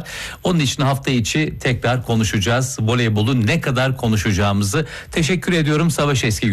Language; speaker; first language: Turkish; native; Turkish